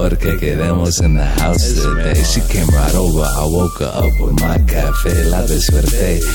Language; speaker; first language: Spanish; non-native, fluent; English